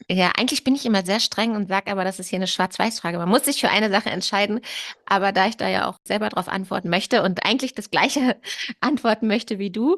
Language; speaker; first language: German; native; German